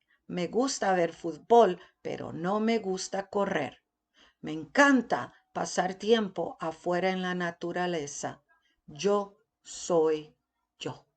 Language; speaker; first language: Spanish; non-native, fluent; English